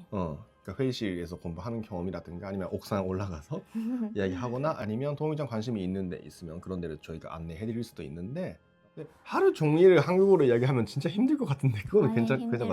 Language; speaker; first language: Korean; non-native, fluent; Japanese